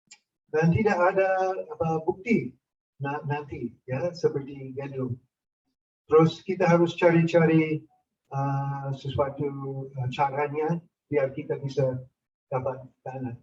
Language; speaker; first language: Indonesian; non-native, fluent; English